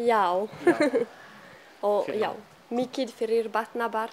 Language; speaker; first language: Icelandic; non-native, learner; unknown